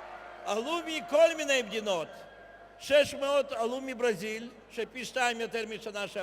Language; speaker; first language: Hebrew; non-native, fluent; Russian